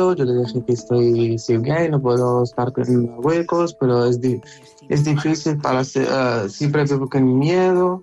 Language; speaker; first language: Spanish; non-native, learner; Arabic